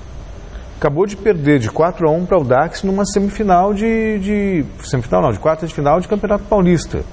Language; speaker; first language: Portuguese; native; Portuguese